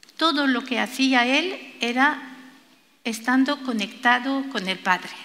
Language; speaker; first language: Spanish; non-native, fluent; French